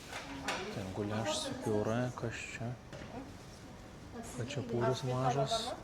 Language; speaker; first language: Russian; non-native, fluent; Lithuanian